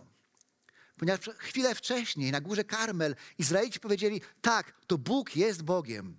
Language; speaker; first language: Polish; native; Polish